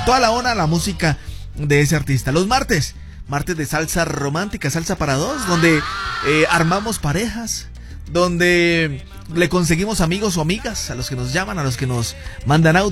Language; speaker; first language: Spanish; native; Spanish